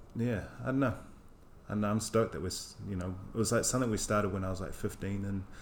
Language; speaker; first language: English; native; English